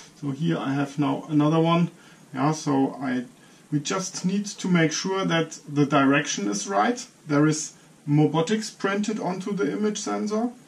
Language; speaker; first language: English; non-native, fluent; German